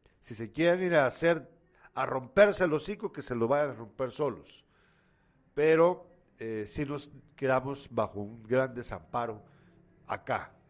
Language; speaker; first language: Spanish; native; Spanish